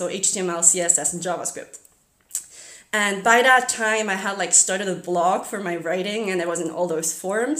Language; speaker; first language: English; non-native, fluent; German